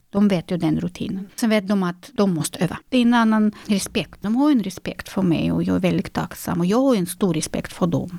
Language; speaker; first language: Swedish; non-native, fluent; Russian